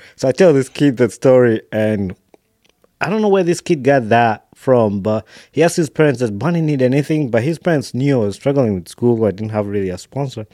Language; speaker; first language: English; non-native, local second language; Ganda